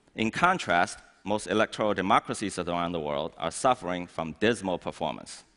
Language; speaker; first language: English; non-native, fluent; Chinese